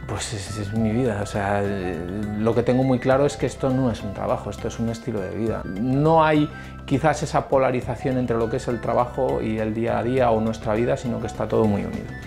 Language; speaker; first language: Spanish; native; Spanish